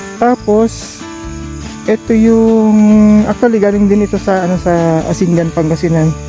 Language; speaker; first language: Filipino; non-native, local second language; Iloko